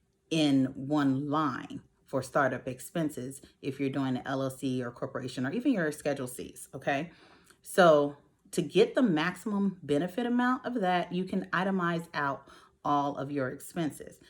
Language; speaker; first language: English; native; English